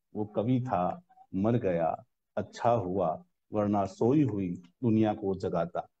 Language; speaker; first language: Hindi; non-native, local second language; Rajasthani